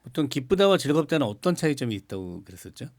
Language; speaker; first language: Korean; native; Korean